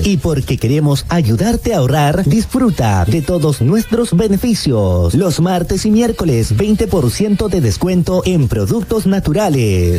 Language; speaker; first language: Spanish; native; Spanish